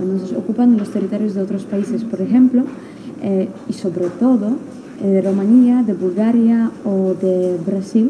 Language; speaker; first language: Spanish; non-native, fluent; Polish